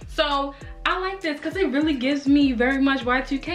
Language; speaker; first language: English; native; English